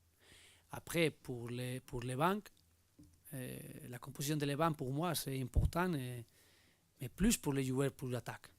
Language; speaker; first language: French; non-native, learner; Spanish